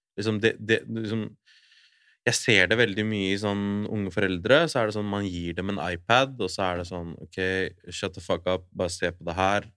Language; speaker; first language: Norwegian; early bilingual, other home language; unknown